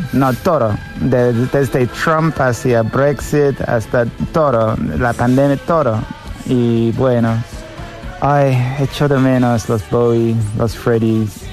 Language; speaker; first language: Spanish; non-native, fluent; English